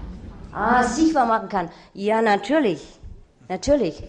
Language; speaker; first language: German; non-native, learner; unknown